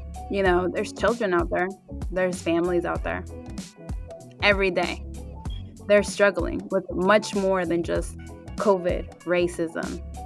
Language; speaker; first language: English; early bilingual, other home language; Spanish